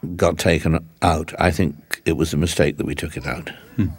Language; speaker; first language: English; native; English